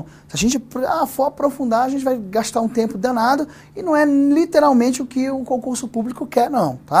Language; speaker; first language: Portuguese; native; Portuguese